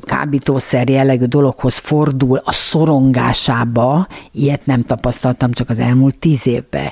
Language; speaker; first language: Hungarian; native; Hungarian